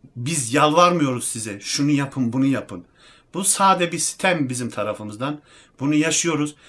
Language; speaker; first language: Turkish; early bilingual, heritage; Turkish